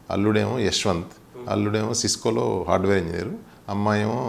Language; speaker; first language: Telugu; native; Telugu